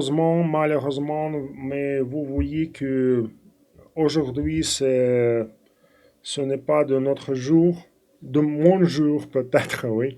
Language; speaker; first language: French; non-native, fluent; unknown